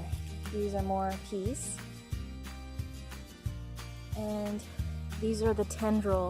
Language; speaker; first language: English; native; English